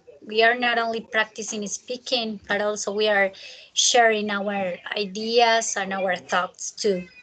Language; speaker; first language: English; non-native, fluent; Spanish